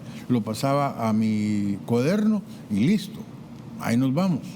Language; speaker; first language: Spanish; native; Spanish